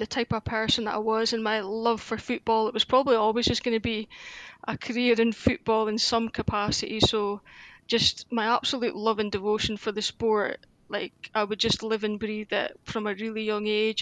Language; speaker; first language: English; native; English